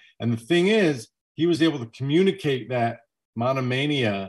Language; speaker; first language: English; native; English